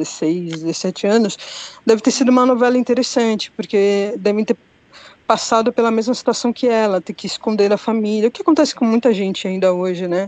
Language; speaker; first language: Portuguese; native; Portuguese